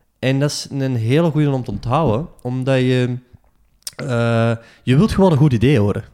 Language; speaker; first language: Dutch; native; Dutch